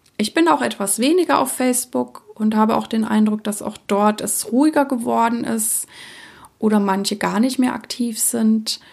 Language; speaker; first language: German; early bilingual, other home language; Czech